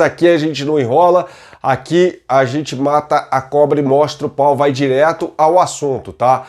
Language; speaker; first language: Portuguese; native; Portuguese